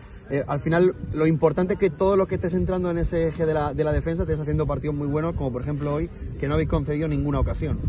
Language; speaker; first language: Spanish; native; Spanish